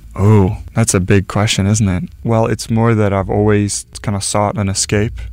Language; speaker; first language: English; non-native, fluent; Norwegian